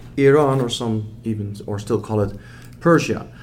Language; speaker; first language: English; non-native, fluent; Dutch